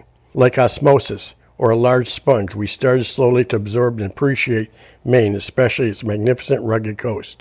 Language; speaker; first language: English; native; English